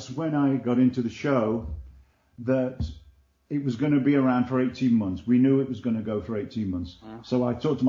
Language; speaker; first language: English; native; English